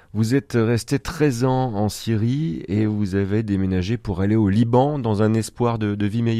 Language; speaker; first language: French; native; French